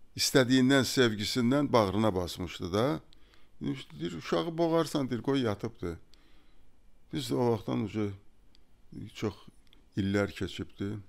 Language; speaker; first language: Azerbaijani; native; Azerbaijani